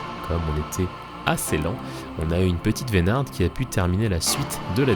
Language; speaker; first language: French; native; French